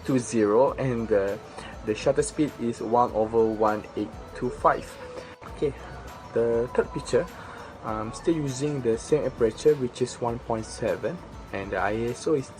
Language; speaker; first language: English; non-native, learner; Malay